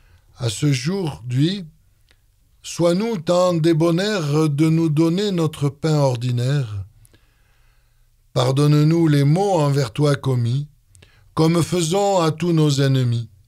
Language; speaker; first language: French; native; French